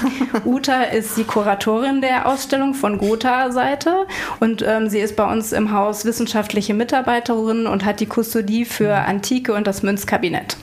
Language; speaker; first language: German; native; German